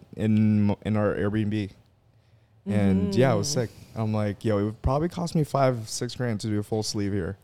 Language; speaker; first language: English; non-native, local second language; Filipino